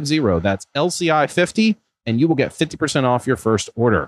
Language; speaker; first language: English; native; English